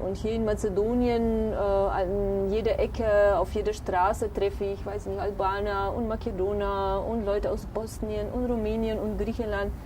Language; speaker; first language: German; non-native, fluent; Macedonian